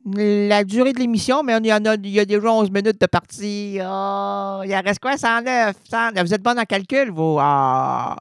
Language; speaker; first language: French; native; French